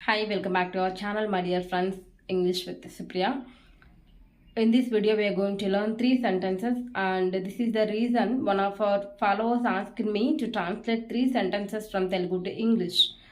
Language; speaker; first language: English; non-native, local second language; Telugu